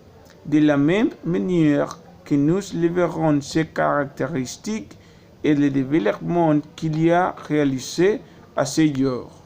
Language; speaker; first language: French; non-native, learner; Spanish